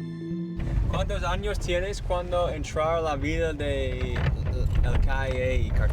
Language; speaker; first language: Spanish; non-native, learner; English